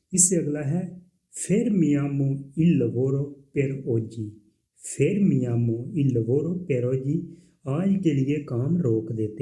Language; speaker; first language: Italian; non-native, fluent; Punjabi